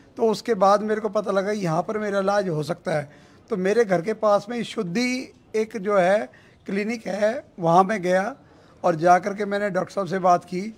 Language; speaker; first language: Hindi; native; Hindi